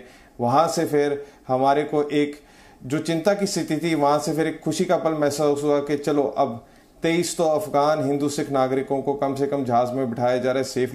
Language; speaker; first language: Hindi; native; Hindi